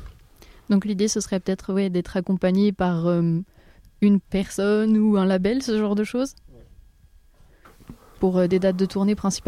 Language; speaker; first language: French; native; French